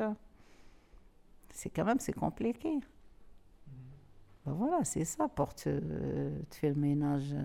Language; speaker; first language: French; non-native, learner; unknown